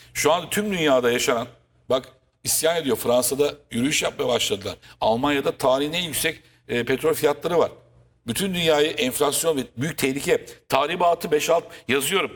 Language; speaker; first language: Turkish; native; Turkish